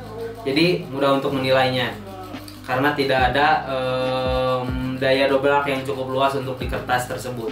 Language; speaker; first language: Indonesian; native; Indonesian